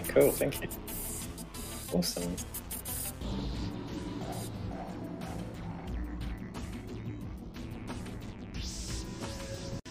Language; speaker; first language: English; native; English